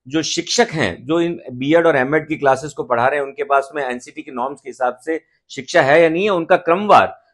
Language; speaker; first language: Hindi; native; Hindi